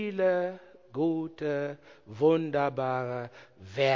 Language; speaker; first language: German; non-native, learner; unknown